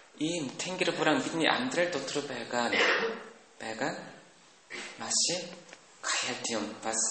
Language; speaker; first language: Mongolian; non-native, learner; Korean